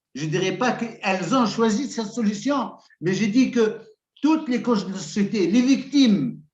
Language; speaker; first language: French; non-native, local second language; Arabic